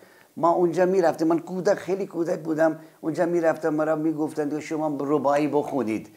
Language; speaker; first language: Persian; non-native, fluent; Urdu